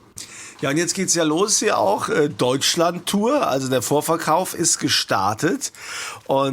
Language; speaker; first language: German; native; German